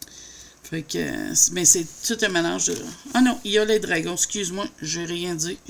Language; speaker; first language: French; native; French